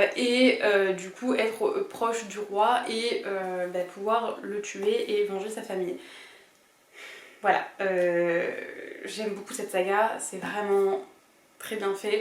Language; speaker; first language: French; native; French